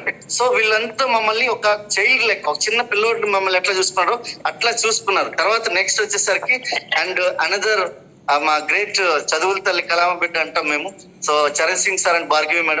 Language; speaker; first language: Telugu; native; Telugu